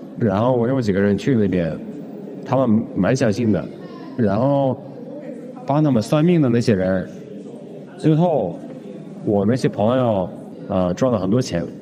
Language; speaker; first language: Chinese; non-native, fluent; Russian